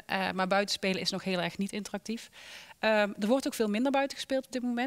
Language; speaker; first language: Dutch; native; Dutch